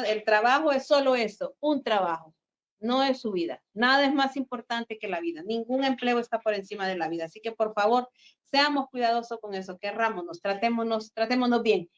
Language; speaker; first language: Spanish; native; Spanish